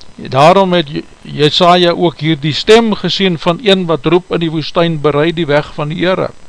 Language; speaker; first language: Afrikaans; native; Afrikaans